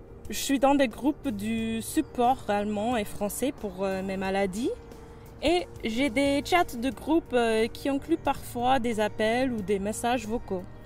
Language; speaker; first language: French; non-native, fluent; English